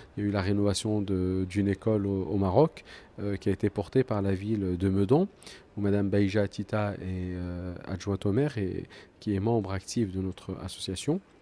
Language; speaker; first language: French; early bilingual, other home language; Arabic